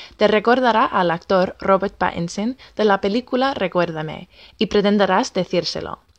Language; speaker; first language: Spanish; non-native, fluent; English